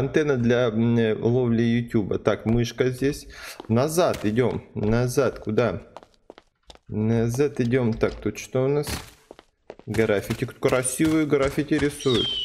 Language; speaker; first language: Russian; native; Russian